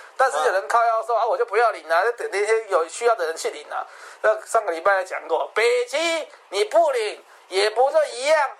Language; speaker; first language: Chinese; native; Chinese